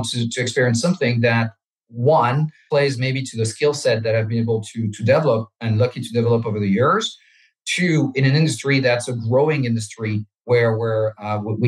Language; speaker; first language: English; non-native, fluent; French